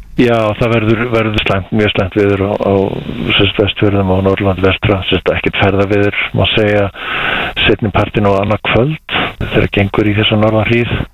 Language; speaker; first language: Icelandic; native; Icelandic